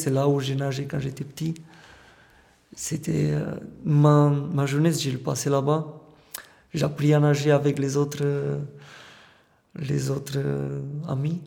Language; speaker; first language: French; non-native, fluent; Romanian